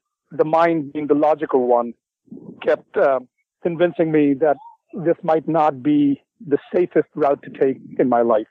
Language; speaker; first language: English; non-native, local second language; Urdu